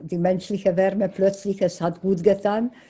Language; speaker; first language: German; non-native, fluent; Hungarian